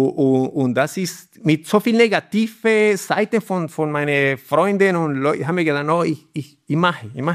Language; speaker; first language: German; non-native, learner; Spanish